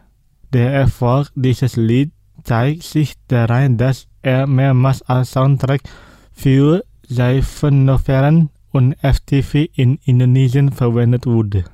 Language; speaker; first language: German; non-native, fluent; Indonesian